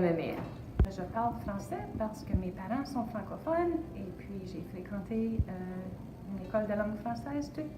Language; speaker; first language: French; native; French